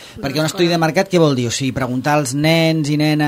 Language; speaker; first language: Catalan; native; Catalan